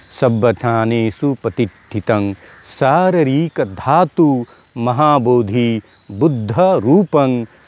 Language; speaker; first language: Hindi; non-native, local second language; Marathi